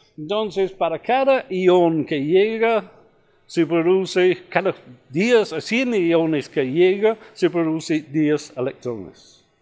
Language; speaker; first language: Spanish; non-native, fluent; English